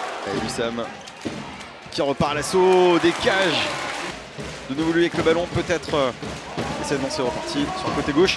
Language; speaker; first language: French; native; French